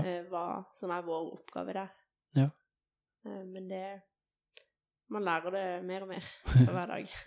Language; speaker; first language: Norwegian; native; Norwegian